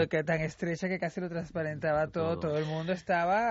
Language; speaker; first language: Spanish; native; Spanish